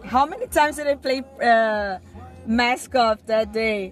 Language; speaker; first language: English; non-native, fluent; Portuguese